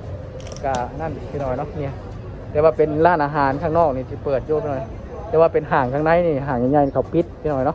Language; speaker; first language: Thai; non-native, local second language; Lao